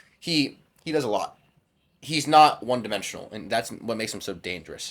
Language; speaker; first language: English; native; English